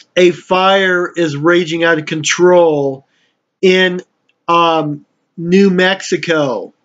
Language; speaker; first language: English; native; English